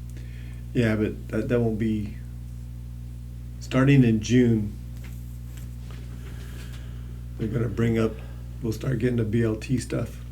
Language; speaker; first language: English; native; English